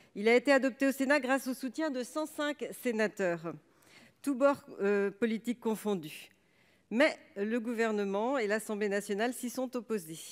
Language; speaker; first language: French; native; French